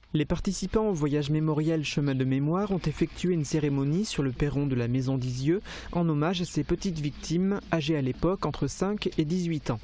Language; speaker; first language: French; native; French